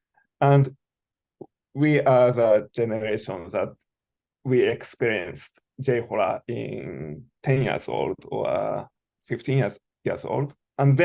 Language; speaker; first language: English; non-native, learner; Japanese